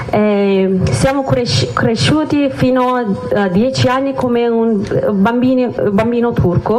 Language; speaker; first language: Italian; non-native, learner; Kurdish